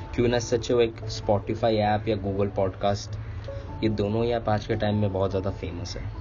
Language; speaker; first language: Hindi; native; Hindi